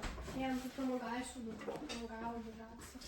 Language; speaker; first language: Russian; early bilingual, other home language; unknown